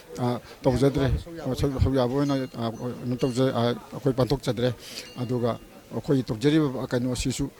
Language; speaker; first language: Manipuri; native; Manipuri